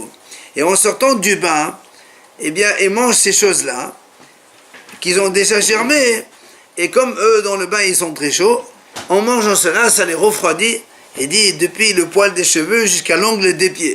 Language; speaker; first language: French; native; French